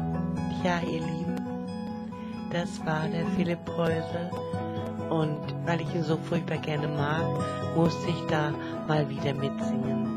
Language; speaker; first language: German; native; German